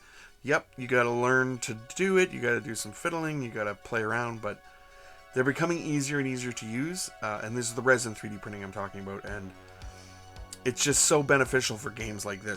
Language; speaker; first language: English; native; English